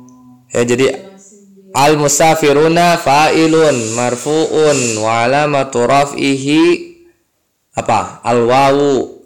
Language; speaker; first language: Arabic; non-native, fluent; Indonesian